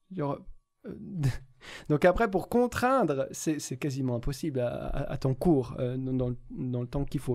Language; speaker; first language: French; native; French